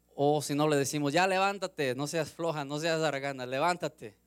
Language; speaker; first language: Spanish; early bilingual, heritage; Spanish